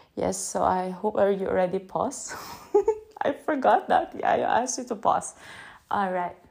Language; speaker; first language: English; non-native, local second language; Filipino